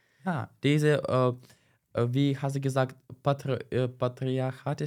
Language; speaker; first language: German; non-native, fluent; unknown